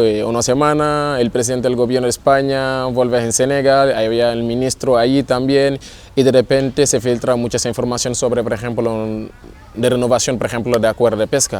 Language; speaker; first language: Spanish; non-native, fluent; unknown